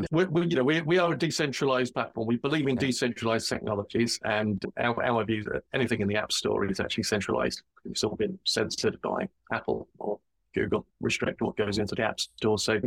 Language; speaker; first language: English; native; English